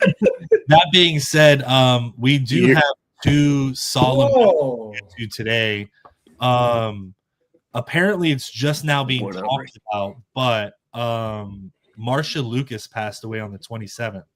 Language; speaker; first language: English; native; English